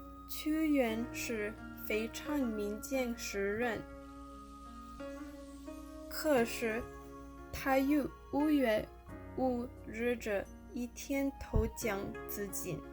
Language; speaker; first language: Chinese; non-native, learner; English